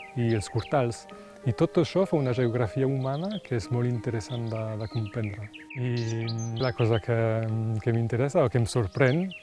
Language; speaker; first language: Catalan; non-native, local second language; French